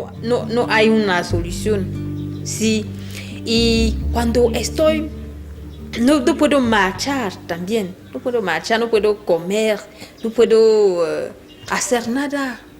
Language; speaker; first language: Spanish; non-native, learner; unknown